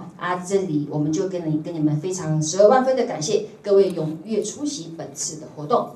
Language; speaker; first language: Chinese; native; Chinese